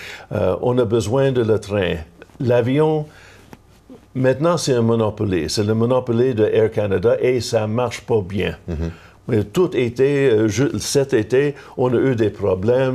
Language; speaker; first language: French; non-native, local second language; English